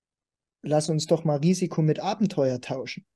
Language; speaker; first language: German; native; German